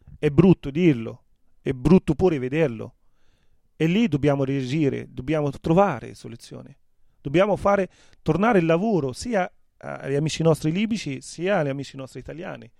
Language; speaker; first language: Italian; non-native, fluent; Arabic